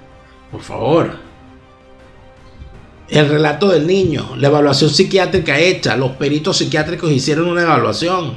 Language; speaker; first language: Spanish; native; Spanish